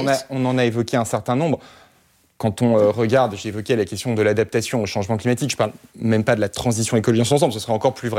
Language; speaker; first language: French; native; French